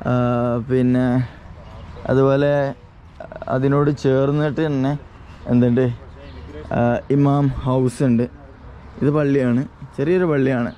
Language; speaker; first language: Malayalam; native; Malayalam